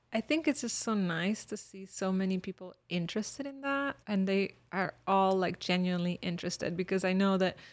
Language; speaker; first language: English; early bilingual, other home language; Bosnian